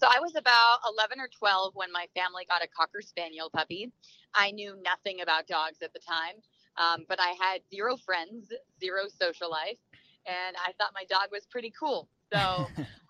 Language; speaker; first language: English; native; English